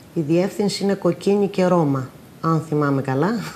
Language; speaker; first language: Greek; native; Greek